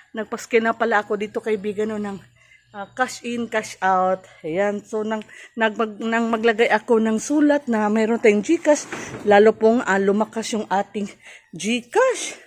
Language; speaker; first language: Filipino; non-native, local second language; Cebuano